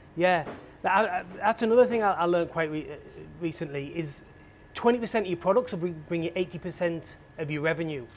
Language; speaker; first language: English; native; English